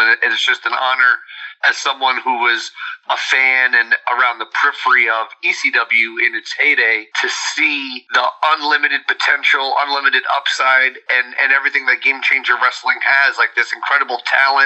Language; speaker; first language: English; native; English